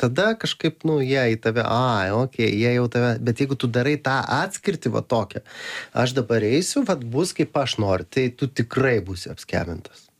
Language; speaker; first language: Lithuanian; native; Lithuanian